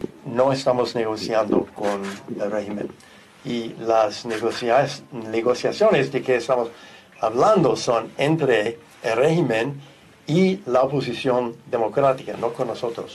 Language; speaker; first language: Spanish; non-native, fluent; English